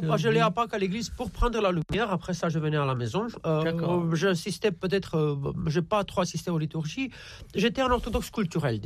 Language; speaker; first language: French; non-native, fluent; Romanian